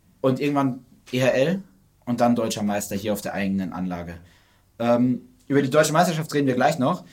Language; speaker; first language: German; native; German